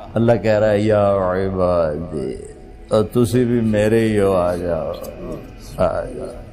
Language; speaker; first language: Urdu; non-native, local second language; Punjabi